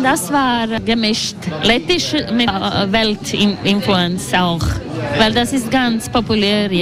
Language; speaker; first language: German; non-native, learner; Latvian